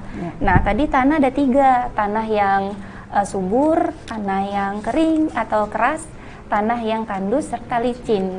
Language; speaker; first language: Indonesian; native; Indonesian